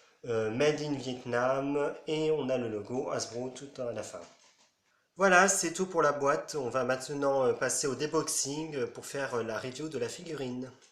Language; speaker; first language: French; native; French